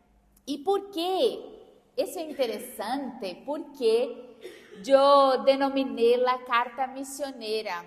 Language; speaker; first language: Spanish; non-native, fluent; Portuguese